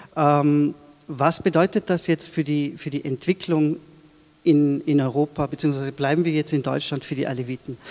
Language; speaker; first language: German; early bilingual, other home language; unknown